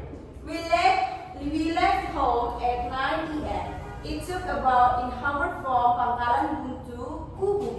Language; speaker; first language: English; non-native, learner; Indonesian